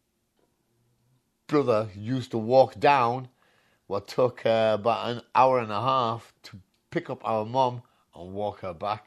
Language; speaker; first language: English; non-native, local second language; Punjabi